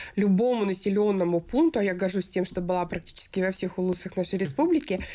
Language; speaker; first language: Russian; native; Russian